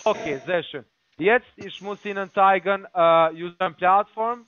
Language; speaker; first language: German; non-native, learner; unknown